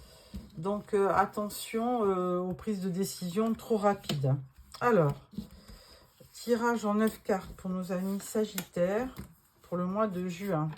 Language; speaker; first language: French; native; French